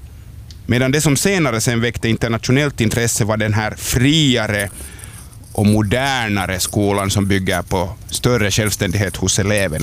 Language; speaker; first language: Swedish; native; Swedish